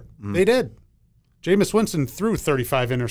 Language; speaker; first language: English; native; English